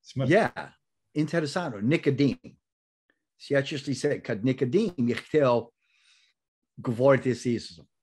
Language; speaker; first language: Croatian; early bilingual, heritage; Croatian